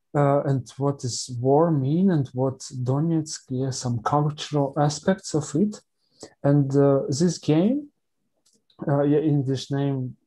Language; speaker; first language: English; non-native, learner; Ukrainian